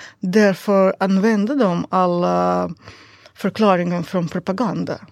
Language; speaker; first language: Swedish; non-native, learner; Russian